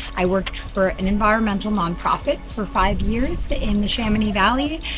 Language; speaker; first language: English; native; English